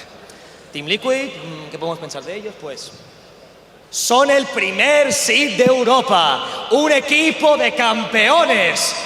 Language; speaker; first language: Spanish; non-native, fluent; English